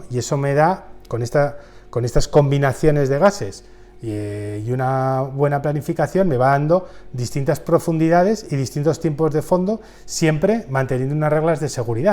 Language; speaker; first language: Spanish; native; Spanish